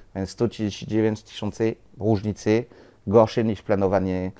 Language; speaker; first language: Polish; non-native, learner; French